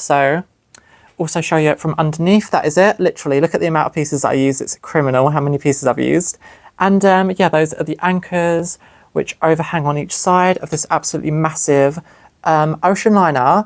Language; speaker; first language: English; native; English